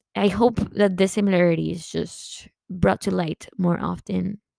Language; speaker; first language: English; early bilingual, other home language; Spanish